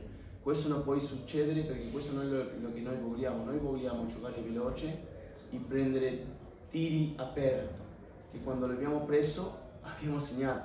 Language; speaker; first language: Italian; non-native, fluent; Spanish